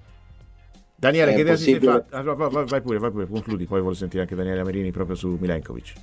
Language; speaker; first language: Italian; native; Italian